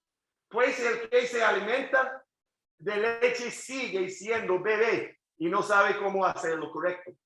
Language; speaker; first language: Spanish; non-native, learner; English